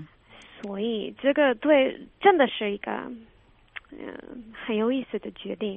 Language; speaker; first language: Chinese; non-native, fluent; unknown